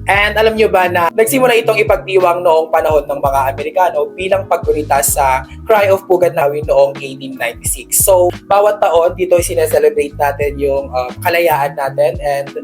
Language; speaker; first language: Filipino; non-native, local second language; Iloko